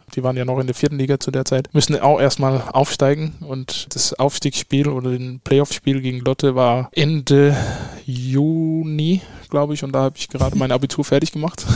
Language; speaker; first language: German; non-native, fluent; Danish